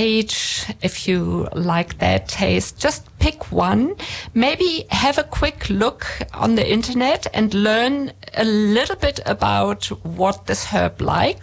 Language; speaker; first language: English; non-native, fluent; German